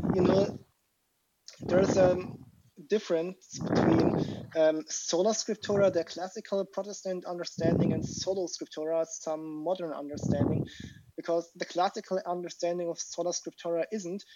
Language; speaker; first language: English; non-native, fluent; German